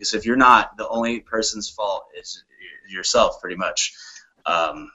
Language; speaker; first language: English; native; English